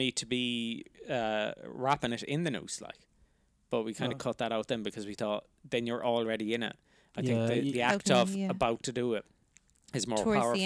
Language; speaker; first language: English; native; English